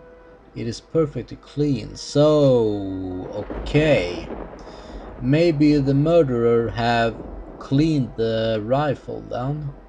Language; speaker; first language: English; non-native, fluent; Swedish